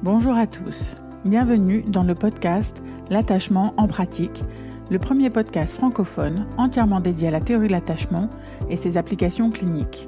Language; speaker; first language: French; native; French